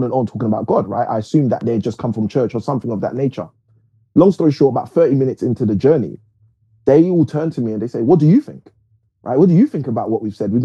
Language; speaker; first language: English; native; English